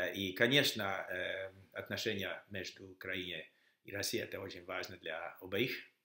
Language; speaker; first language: Russian; non-native, learner; English